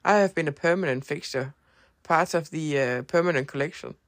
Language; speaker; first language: English; non-native, fluent; Danish